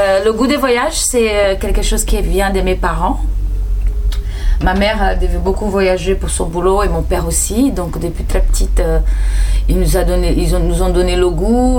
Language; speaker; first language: French; non-native, fluent; Portuguese